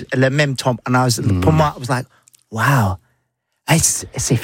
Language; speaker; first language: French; non-native, learner; English